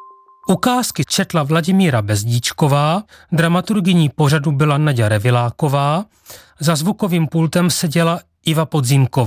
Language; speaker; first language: Czech; native; Czech